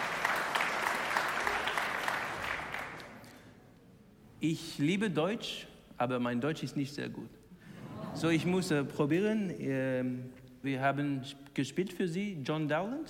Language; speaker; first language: German; non-native, learner; English